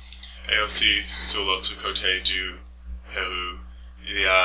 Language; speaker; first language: French; non-native, learner; English